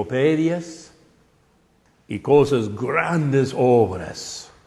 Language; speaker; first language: Spanish; non-native, fluent; English